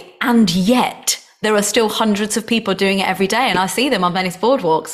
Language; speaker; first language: English; native; English